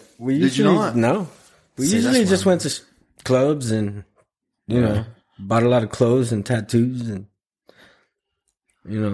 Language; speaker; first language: English; early bilingual, other home language; Spanish